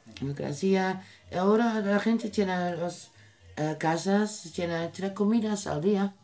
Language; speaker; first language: Spanish; non-native, learner; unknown